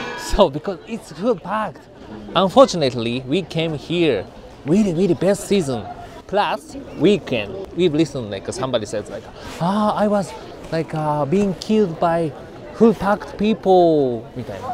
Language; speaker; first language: English; non-native, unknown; Japanese